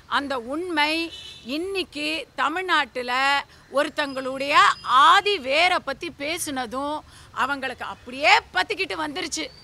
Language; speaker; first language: Tamil; native; Tamil